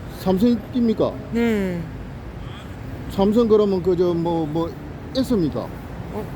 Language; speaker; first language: Korean; native; Korean